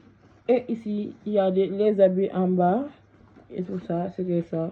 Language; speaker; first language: French; non-native, fluent; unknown